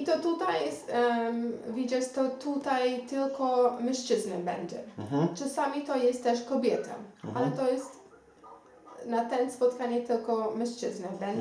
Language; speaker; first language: Polish; non-native, learner; Xhosa